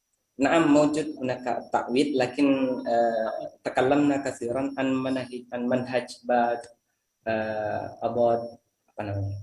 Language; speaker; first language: Arabic; non-native, fluent; Indonesian